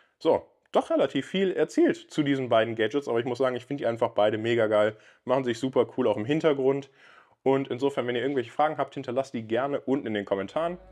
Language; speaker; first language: German; native; German